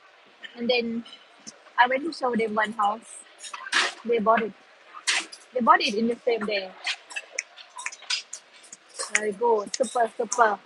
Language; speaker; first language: English; non-native, learner; Thai